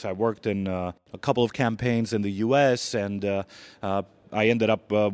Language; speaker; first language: English; non-native, fluent; Greek